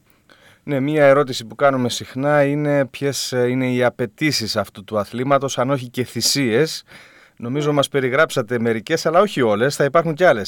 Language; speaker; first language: Greek; native; Greek